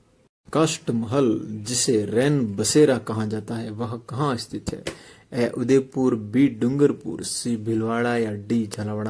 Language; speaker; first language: Hindi; native; Hindi